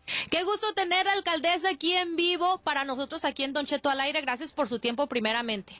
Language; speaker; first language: Spanish; early bilingual, heritage; Spanish